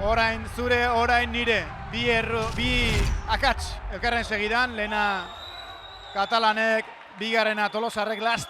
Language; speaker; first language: Basque; native; Basque